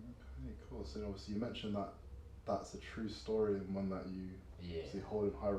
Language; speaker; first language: English; native; English